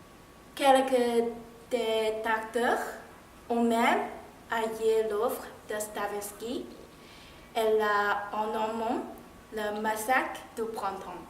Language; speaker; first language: French; non-native, learner; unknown